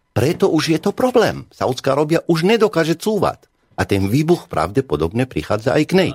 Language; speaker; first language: Slovak; non-native, fluent; Arabic